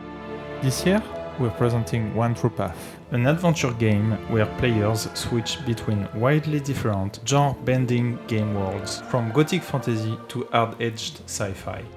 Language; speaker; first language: English; non-native, fluent; French